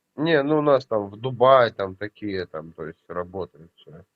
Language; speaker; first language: Russian; native; Russian